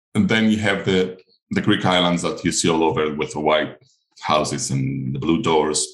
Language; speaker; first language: English; non-native, fluent; Greek